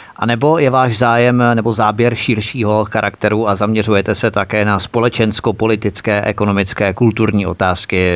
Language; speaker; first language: Czech; native; Czech